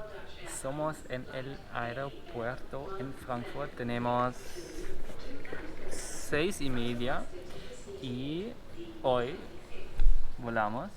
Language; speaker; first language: Spanish; non-native, learner; German